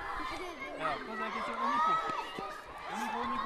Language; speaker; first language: French; native; French